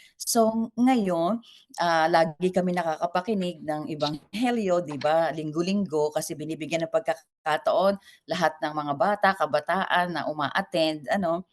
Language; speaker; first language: Filipino; native; Filipino